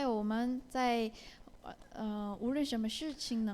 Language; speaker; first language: Chinese; non-native, learner; Korean